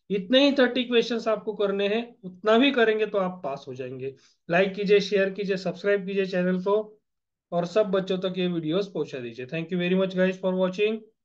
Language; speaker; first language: Hindi; non-native, local second language; Marathi